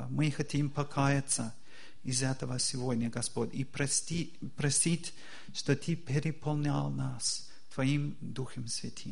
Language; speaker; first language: Russian; non-native, fluent; English